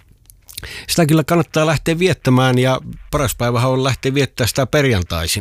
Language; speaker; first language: Finnish; native; Finnish